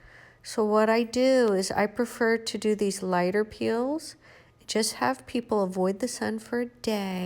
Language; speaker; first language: English; native; English